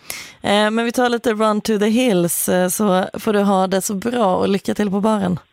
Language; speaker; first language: Swedish; native; Swedish